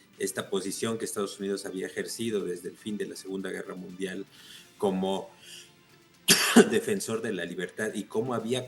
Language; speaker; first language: Spanish; native; Spanish